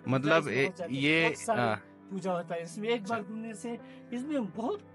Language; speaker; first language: Hindi; native; Hindi